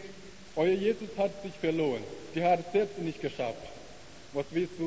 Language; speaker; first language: German; non-native, learner; Chinese